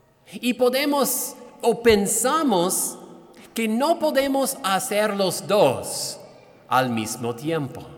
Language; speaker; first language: Spanish; non-native, fluent; English